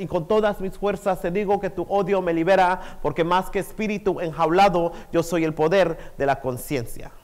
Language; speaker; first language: Spanish; early bilingual, heritage; Spanish